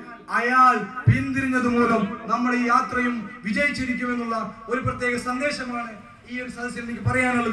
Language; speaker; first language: Malayalam; native; Malayalam